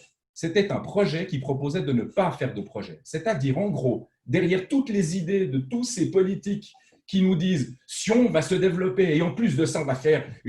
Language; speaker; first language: French; native; French